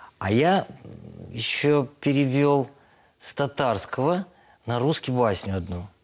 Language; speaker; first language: Russian; non-native, local second language; Tatar